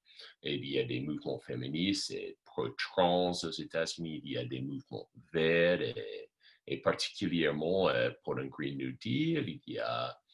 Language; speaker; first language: French; non-native, fluent; English